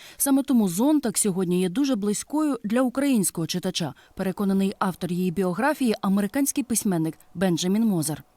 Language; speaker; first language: Ukrainian; native; Ukrainian